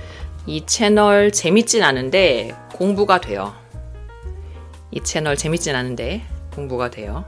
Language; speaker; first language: Korean; non-native, learner; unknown